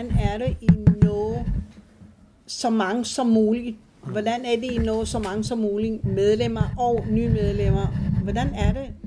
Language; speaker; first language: Danish; non-native, fluent; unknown